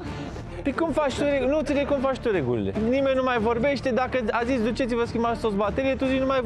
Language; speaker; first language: Romanian; native; Romanian